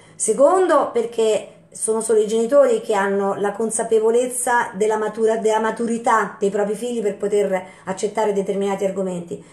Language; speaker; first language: Italian; native; Italian